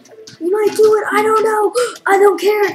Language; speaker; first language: English; native; English